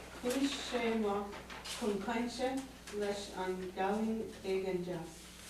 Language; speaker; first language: Irish; non-native, learner; English